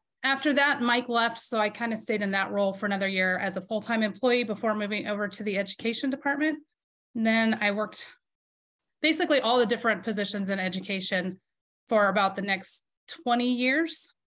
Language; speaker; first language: English; native; English